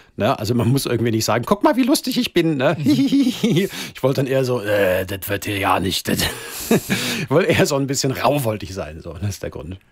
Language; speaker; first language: German; native; German